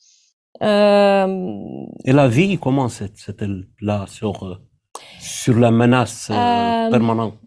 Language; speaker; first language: French; non-native, fluent; Romanian